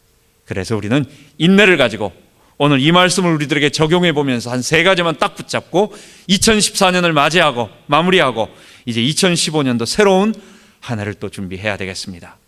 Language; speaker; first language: Korean; native; Korean